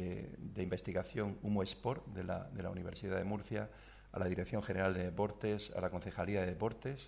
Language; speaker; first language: Spanish; native; Spanish